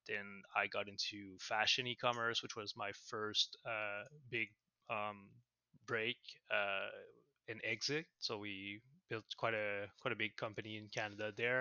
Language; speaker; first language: English; non-native, fluent; French